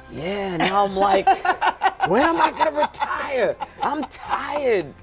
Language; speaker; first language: English; native; English